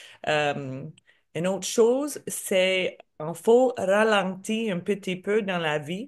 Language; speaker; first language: French; non-native, learner; English